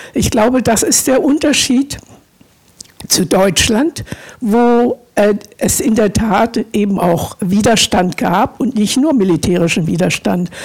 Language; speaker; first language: German; native; German